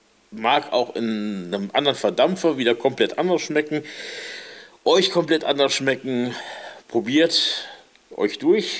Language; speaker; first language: German; native; German